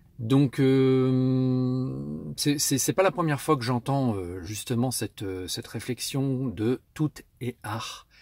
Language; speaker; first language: French; native; French